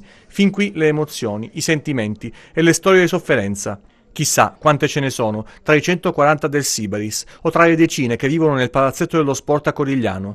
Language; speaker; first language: Italian; native; Italian